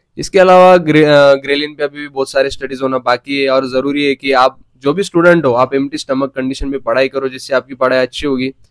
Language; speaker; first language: Hindi; non-native, local second language; Marathi